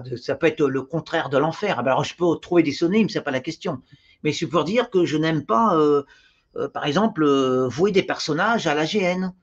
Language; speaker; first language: French; native; French